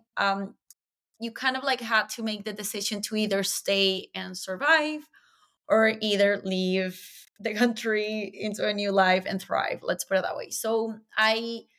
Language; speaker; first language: English; non-native, fluent; Spanish